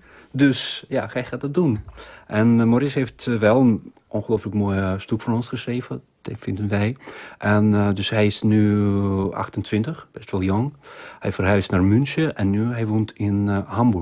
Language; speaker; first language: Dutch; non-native, fluent; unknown